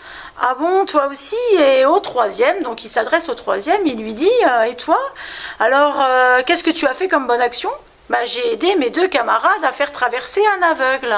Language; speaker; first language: French; native; French